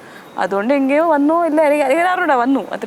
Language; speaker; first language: Malayalam; non-native, fluent; Tamil